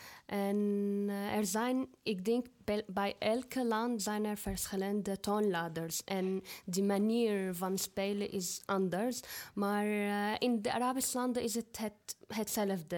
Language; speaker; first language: Dutch; non-native, learner; Arabic